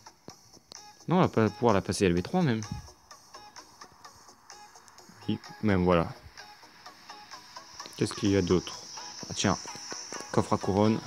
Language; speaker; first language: French; native; French